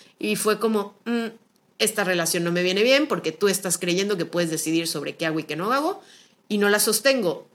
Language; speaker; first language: Spanish; native; Spanish